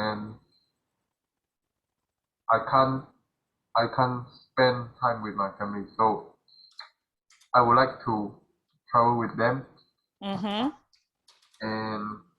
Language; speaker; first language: English; non-native, learner; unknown